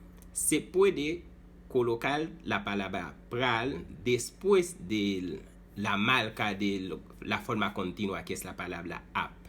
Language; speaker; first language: Spanish; non-native, fluent; Haitian Creole